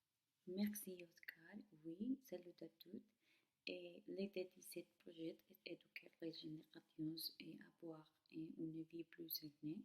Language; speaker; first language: French; non-native, learner; Spanish